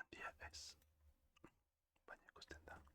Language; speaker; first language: Basque; non-native, learner; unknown